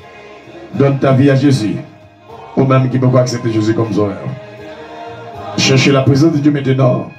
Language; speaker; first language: French; non-native, local second language; Haitian Creole